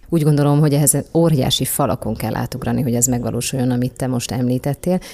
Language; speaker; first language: Hungarian; native; Hungarian